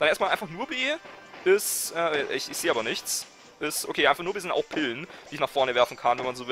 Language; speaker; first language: German; native; German